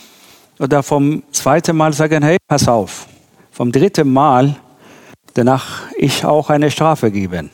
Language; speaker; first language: German; non-native, learner; Persian